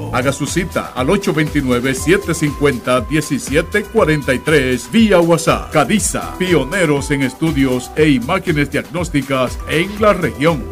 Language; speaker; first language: Spanish; native; Spanish